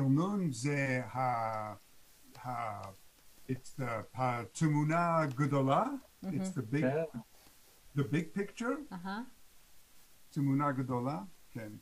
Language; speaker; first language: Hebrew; non-native, learner; English